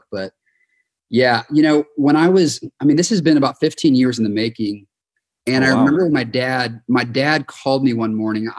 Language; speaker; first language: English; native; English